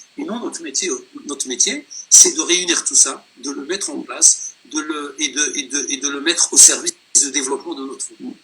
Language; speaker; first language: French; non-native, local second language; Arabic